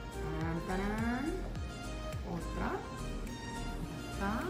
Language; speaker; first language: Spanish; native; Spanish